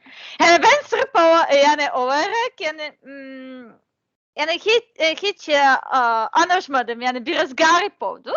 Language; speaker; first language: Turkish; non-native, learner; Serbian